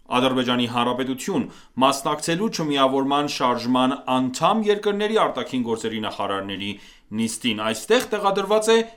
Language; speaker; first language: Armenian; native; Armenian